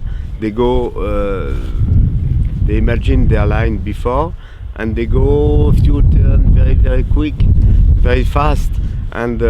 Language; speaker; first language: English; non-native, learner; French